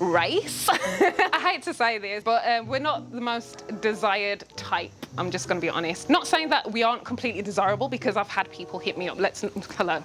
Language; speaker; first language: English; native; English